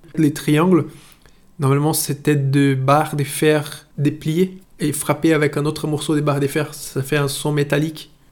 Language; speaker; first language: French; non-native, fluent; Portuguese